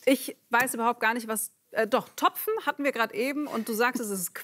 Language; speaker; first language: German; native; German